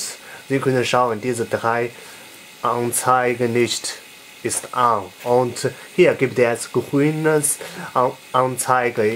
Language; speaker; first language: German; non-native, learner; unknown